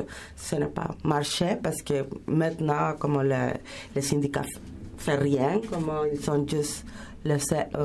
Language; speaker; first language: French; non-native, fluent; Spanish